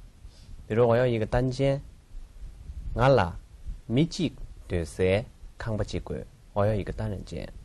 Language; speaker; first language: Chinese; non-native, local second language; Tibetan